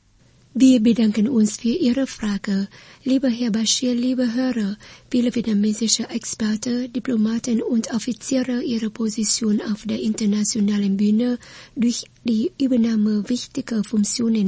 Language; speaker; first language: German; non-native, fluent; Vietnamese